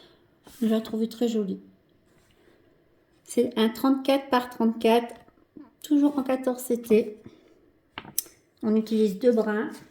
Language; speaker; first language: French; native; French